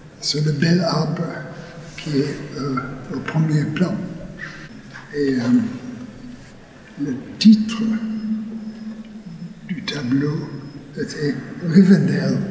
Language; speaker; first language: French; non-native, learner; English